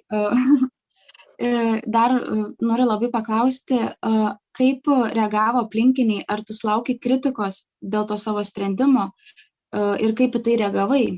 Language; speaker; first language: Lithuanian; native; Lithuanian